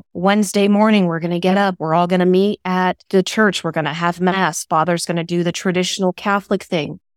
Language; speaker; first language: English; native; English